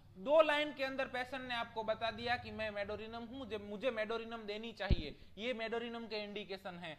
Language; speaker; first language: Hindi; non-native, local second language; Gujarati